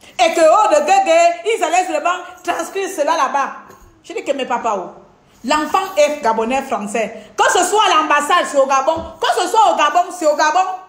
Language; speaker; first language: French; non-native, local second language; Fang